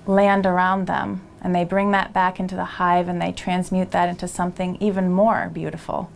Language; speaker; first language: English; native; English